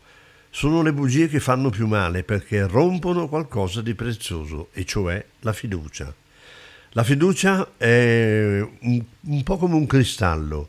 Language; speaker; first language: Italian; native; Italian